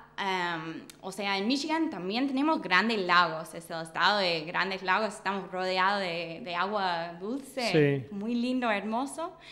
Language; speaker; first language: Spanish; non-native, fluent; English